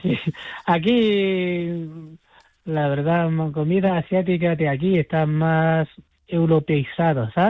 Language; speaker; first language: Spanish; non-native, fluent; Chinese